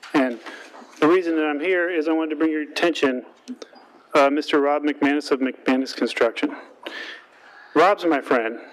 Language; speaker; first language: English; native; English